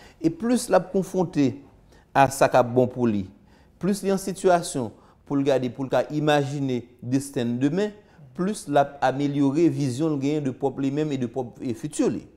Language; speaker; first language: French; non-native, local second language; Haitian Creole